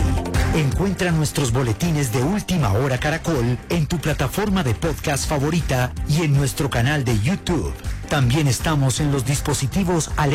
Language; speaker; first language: Spanish; native; Spanish